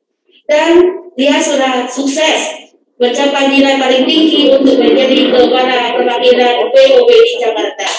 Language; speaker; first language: Indonesian; non-native, fluent; Vietnamese